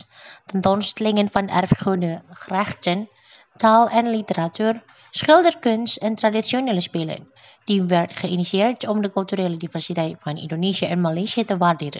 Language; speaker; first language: Dutch; non-native, fluent; Indonesian